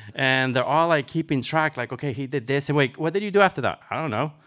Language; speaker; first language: English; early bilingual, other home language; Spanish